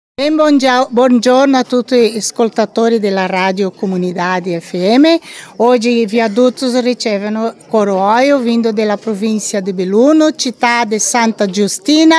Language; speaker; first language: Italian; non-native, learner; Portuguese